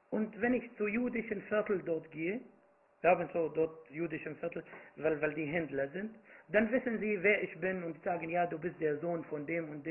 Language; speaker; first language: German; non-native, fluent; Arabic